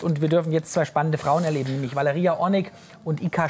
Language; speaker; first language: German; native; German